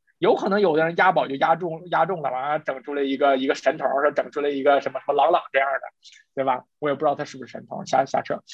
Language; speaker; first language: Chinese; native; Chinese